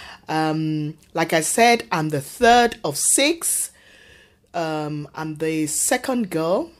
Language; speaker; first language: English; non-native, local second language; Yoruba